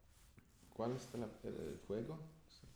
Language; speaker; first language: Spanish; non-native, fluent; English